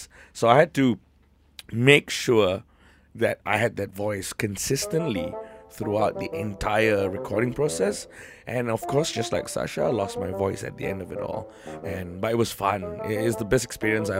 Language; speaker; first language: English; native; English